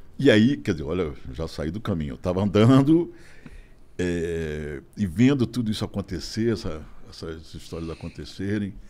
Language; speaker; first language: Portuguese; native; Portuguese